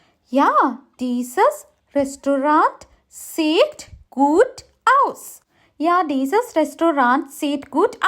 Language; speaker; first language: German; non-native, learner; Sinhala